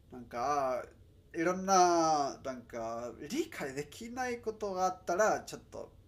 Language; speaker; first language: Japanese; non-native, learner; Spanish